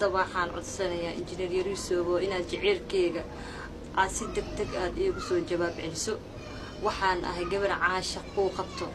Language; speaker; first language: Somali; early bilingual, heritage; Somali